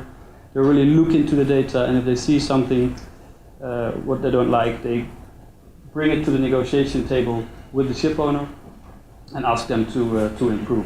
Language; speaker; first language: English; non-native, fluent; Dutch